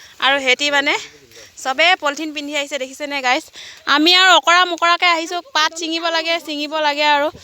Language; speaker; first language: Assamese; non-native, local second language; Mising